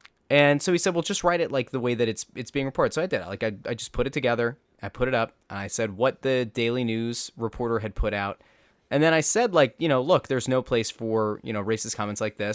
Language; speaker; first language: English; native; English